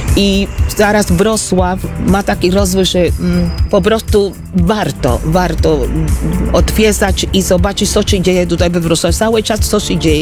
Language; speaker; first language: Polish; non-native, fluent; Spanish